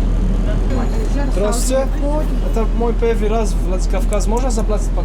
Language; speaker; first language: Russian; non-native, learner; French